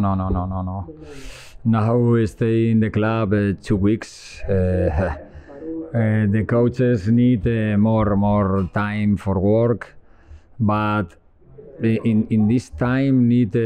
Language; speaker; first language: English; non-native, learner; Spanish